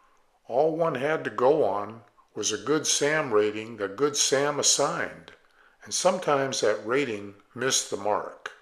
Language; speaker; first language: English; native; English